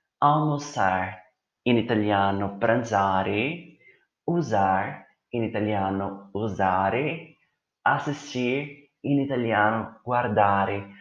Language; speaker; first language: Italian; non-native, fluent; Portuguese